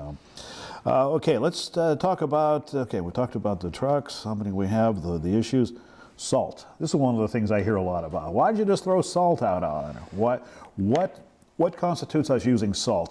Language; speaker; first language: English; native; English